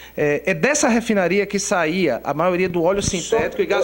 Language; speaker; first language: Portuguese; native; Portuguese